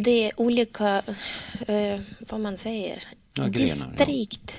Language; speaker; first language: Swedish; non-native, learner; Russian